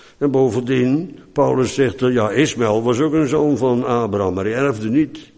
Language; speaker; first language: Dutch; native; Dutch